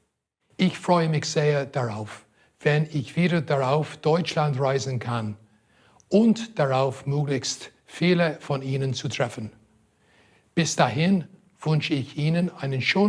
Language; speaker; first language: German; non-native, fluent; English